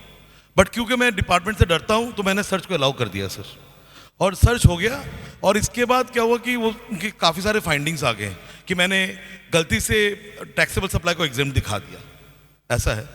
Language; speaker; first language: Hindi; non-native, local second language; Bangla